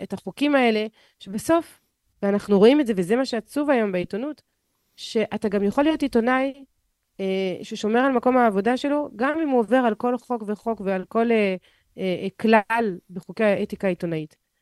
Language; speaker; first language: Hebrew; non-native, fluent; French